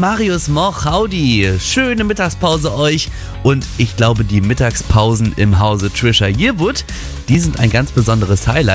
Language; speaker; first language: German; native; German